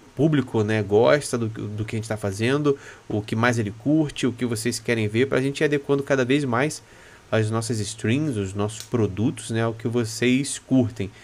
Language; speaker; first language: Portuguese; native; Portuguese